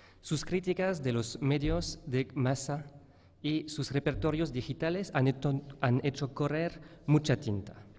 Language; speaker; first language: Spanish; non-native, fluent; French